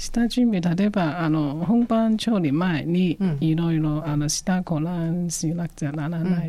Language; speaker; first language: Japanese; non-native, fluent; Chinese